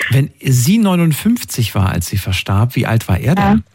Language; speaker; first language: German; native; German